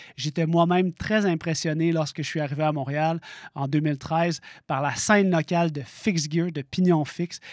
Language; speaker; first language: French; native; French